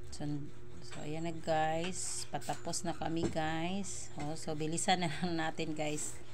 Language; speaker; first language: Filipino; non-native, local second language; Cebuano